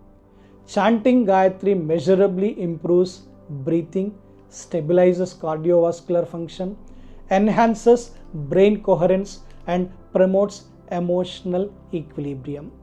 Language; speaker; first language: English; non-native, local second language; Telugu